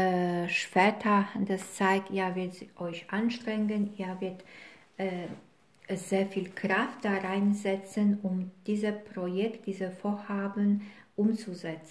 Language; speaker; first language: German; non-native, fluent; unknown